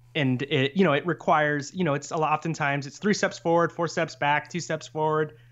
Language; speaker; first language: English; native; English